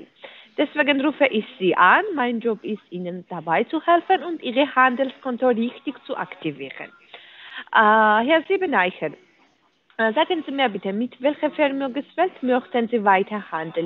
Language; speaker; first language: German; non-native, learner; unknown